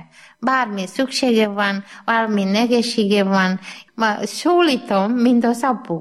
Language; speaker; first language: Hungarian; non-native, learner; Malayalam